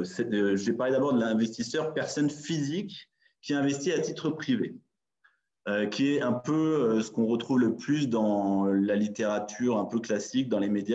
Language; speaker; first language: French; native; French